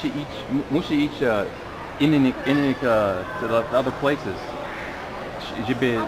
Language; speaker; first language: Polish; non-native, learner; English